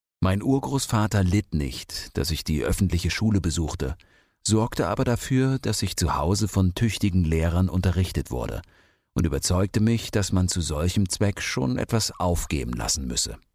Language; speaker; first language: German; native; German